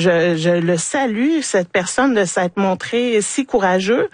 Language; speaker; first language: French; native; French